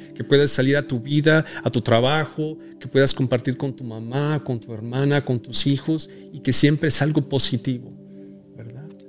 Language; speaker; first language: Spanish; early bilingual, heritage; Spanish